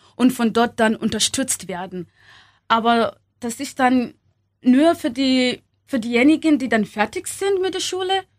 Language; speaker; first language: German; non-native, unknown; Swahili